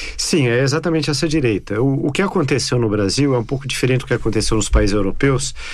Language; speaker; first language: Portuguese; native; Portuguese